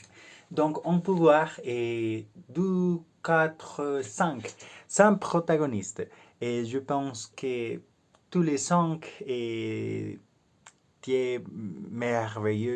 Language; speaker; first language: French; non-native, learner; Spanish